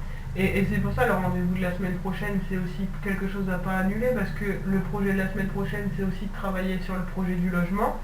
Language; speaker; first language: French; native; French